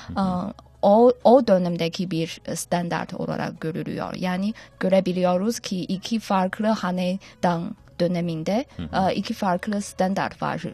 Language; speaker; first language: Turkish; non-native, fluent; Chinese